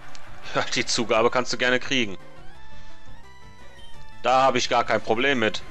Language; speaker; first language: German; native; German